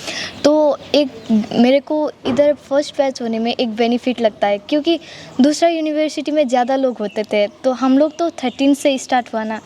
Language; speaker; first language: Hindi; non-native, local second language; Nepali